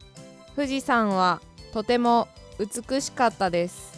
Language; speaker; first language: Japanese; non-native, learner; English